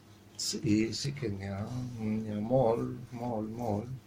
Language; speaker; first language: Catalan; non-native, fluent; Arabic